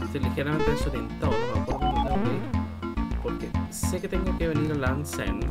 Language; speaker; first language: Spanish; native; Spanish